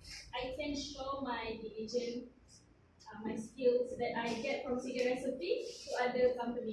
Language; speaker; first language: English; non-native, local second language; Malay